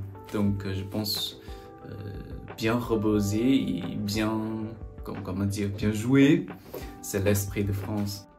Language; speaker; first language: French; non-native, learner; Chinese